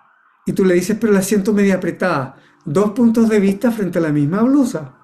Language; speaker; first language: Spanish; native; Spanish